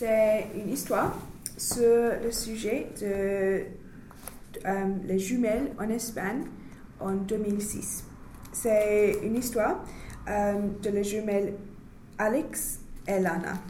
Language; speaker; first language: French; non-native, learner; English